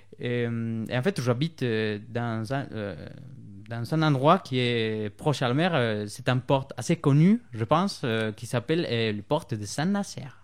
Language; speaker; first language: French; non-native, fluent; Spanish